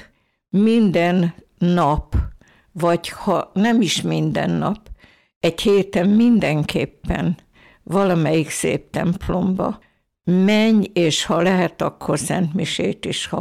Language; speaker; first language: Hungarian; native; Hungarian